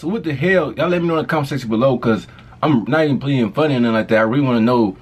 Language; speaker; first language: English; native; English